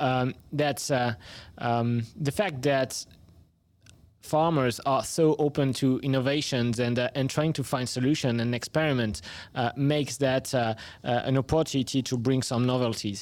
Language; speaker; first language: English; non-native, fluent; French